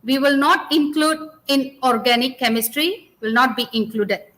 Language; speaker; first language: English; non-native, local second language; Malay